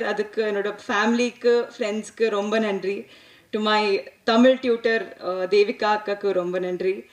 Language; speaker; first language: Tamil; non-native, local second language; Telugu